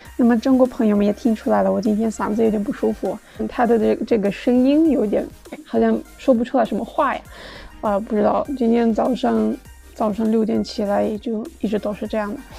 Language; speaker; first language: Chinese; non-native, fluent; Russian